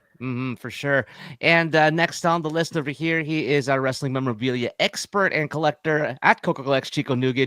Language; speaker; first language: English; native; English